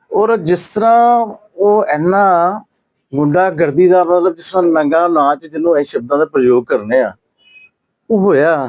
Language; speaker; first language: Hindi; non-native, local second language; Punjabi